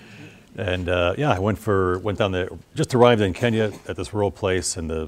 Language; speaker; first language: English; native; English